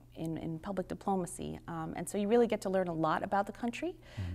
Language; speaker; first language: English; native; English